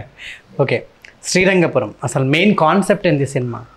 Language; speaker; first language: Telugu; native; Telugu